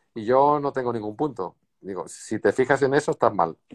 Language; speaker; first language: Spanish; native; Spanish